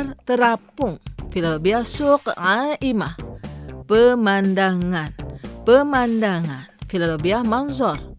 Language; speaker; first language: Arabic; non-native, fluent; Indonesian